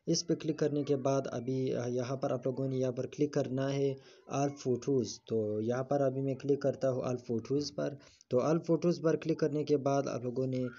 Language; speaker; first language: Urdu; non-native, local second language; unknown